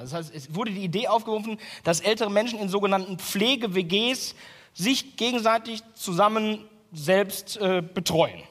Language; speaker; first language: German; native; German